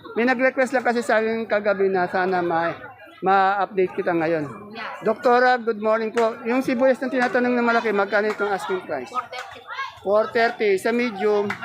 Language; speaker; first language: Filipino; native; Filipino